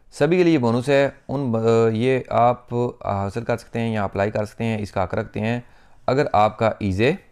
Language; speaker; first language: Urdu; non-native, local second language; Punjabi